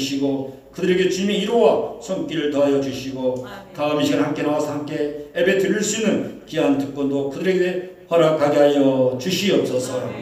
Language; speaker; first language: Korean; native; Korean